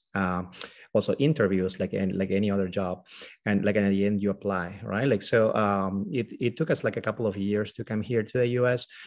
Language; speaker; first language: English; non-native, fluent; Spanish